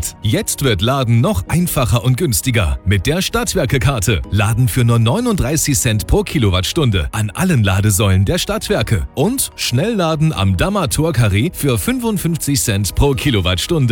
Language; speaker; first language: German; native; German